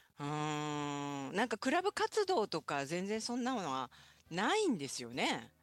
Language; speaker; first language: Japanese; native; Japanese